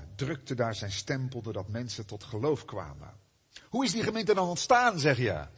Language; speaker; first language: Dutch; native; Dutch